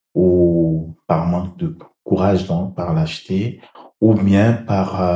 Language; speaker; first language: French; native; French